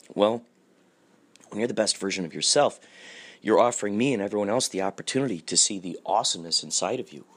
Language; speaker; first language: English; native; English